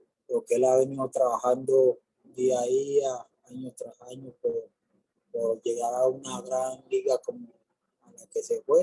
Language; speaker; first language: Spanish; native; Spanish